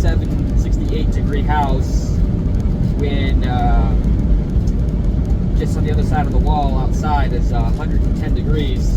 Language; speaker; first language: English; native; English